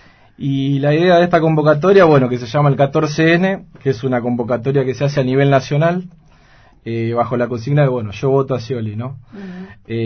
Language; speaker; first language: Spanish; native; Spanish